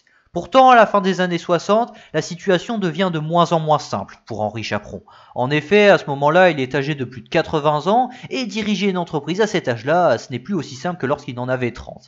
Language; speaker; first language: French; native; French